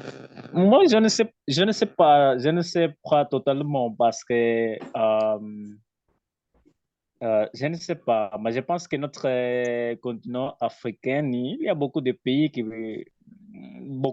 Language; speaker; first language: French; non-native, learner; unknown